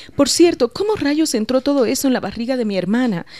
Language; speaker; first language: Spanish; native; Spanish